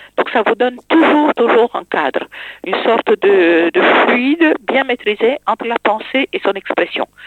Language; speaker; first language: French; non-native, fluent; Romanian